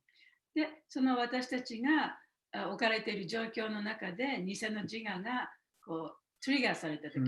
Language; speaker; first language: Japanese; native; Japanese